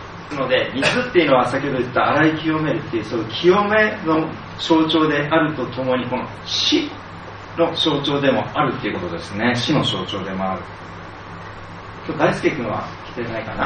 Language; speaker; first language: Japanese; native; Japanese